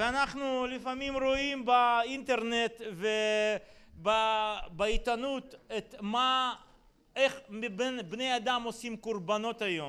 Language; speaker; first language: Hebrew; non-native, fluent; Russian